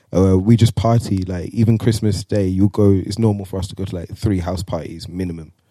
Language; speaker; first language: English; native; English